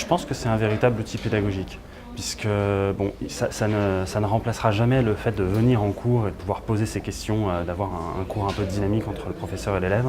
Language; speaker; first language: French; native; French